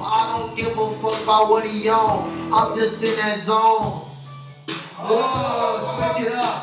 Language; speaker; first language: English; native; English